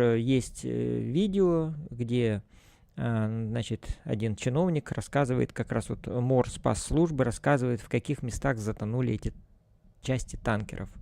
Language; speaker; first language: Russian; native; Russian